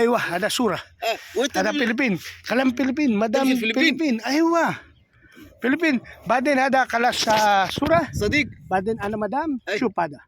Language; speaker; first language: Arabic; non-native, learner; Filipino